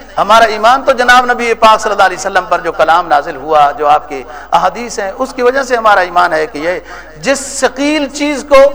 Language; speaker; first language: Urdu; non-native, local second language; Punjabi